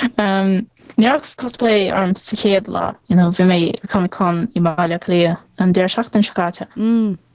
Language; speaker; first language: Irish; non-native, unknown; Portuguese